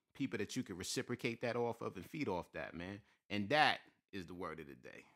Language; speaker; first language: English; native; English